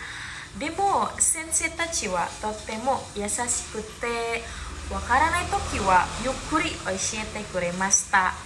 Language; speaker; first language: Japanese; non-native, learner; Indonesian